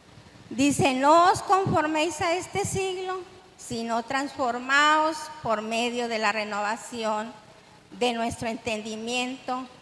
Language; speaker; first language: Spanish; native; Spanish